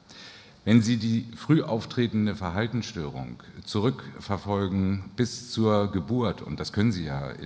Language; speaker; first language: German; native; German